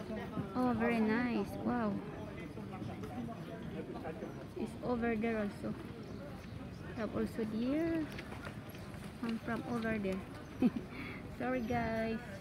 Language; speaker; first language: English; non-native, local second language; Filipino